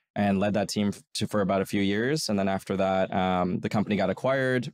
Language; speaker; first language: English; native; English